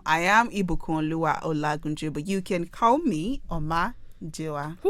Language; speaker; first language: English; non-native, local second language; Yoruba